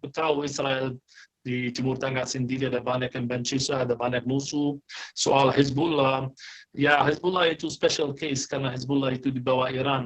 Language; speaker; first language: Indonesian; non-native, fluent; Arabic